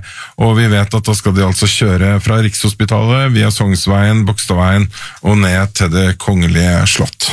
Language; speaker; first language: Norwegian; native; Norwegian